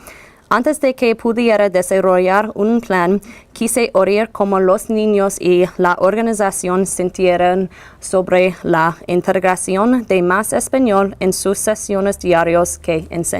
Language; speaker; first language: Spanish; non-native, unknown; English